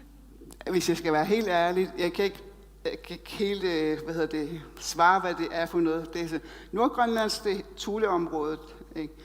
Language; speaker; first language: Danish; non-native, local second language; Kalaallisut